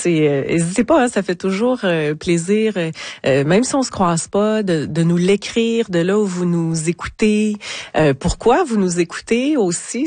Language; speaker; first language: French; native; French